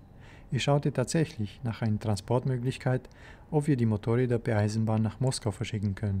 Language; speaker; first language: German; native; German